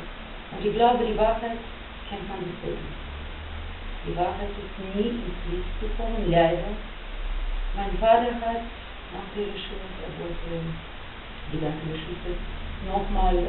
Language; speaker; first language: German; non-native, fluent; Russian